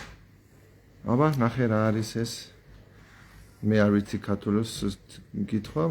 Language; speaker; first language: Georgian; non-native, learner; German